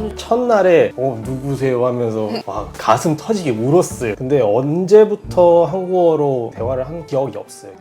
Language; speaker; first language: Korean; early bilingual, other home language; Bangla